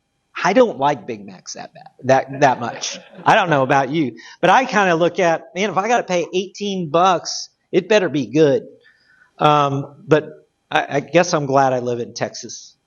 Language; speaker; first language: English; native; English